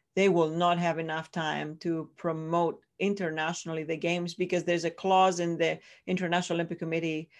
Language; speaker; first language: English; non-native, fluent; Greek